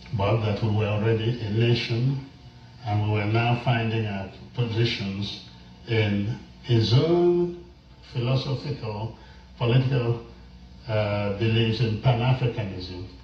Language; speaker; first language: English; non-native, local second language; Igbo